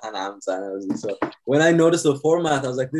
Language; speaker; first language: English; non-native, fluent; Tigrinya